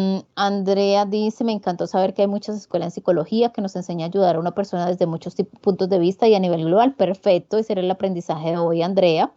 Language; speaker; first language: Spanish; native; Spanish